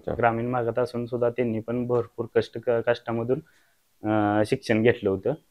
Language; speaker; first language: Marathi; native; Marathi